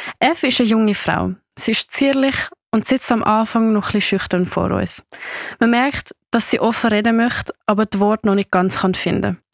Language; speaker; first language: German; native; German